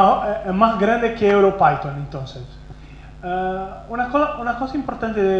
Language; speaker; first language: Spanish; non-native, fluent; Portuguese